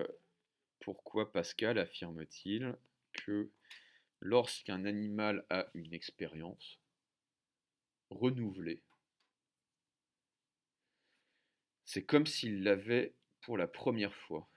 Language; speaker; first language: French; native; French